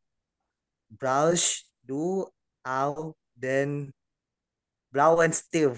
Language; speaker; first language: German; non-native, learner; Indonesian